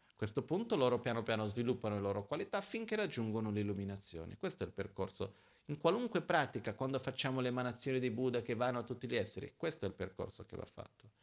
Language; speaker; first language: Italian; non-native, fluent; Portuguese